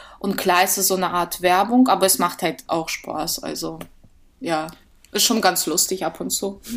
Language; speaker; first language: German; early bilingual, other home language; Russian